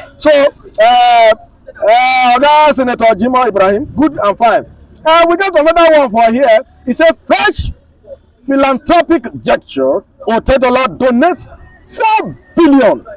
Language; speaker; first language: Nigerian Pidgin; native; Nigerian Pidgin